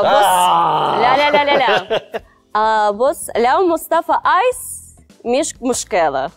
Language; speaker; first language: Arabic; non-native, learner; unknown